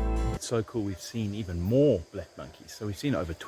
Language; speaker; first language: English; native; English